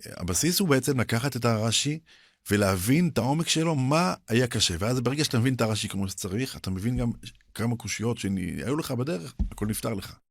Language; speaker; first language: Hebrew; early bilingual, other home language; Arabic